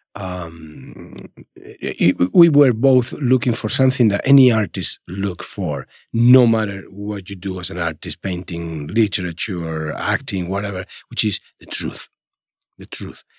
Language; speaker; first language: English; non-native, fluent; Spanish